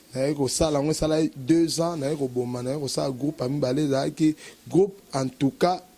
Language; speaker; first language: Lingala; native; Lingala